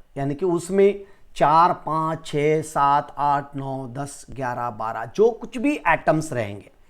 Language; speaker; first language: Hindi; non-native, local second language; Marathi